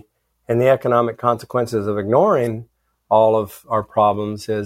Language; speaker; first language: English; native; English